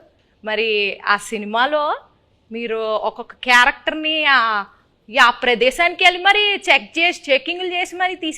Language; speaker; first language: Telugu; native; Telugu